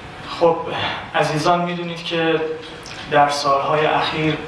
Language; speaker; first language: Persian; native; Persian